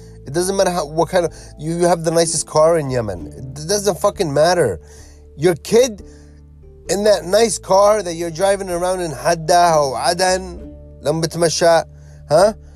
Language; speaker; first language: English; early bilingual, other home language; Arabic